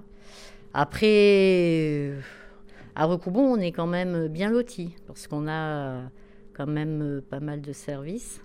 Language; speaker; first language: French; native; French